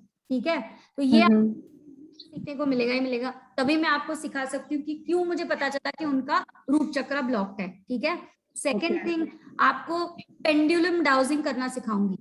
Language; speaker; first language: Hindi; native; Hindi